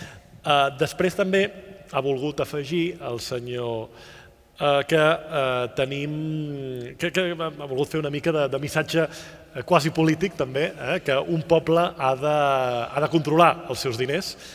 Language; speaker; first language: Catalan; native; Catalan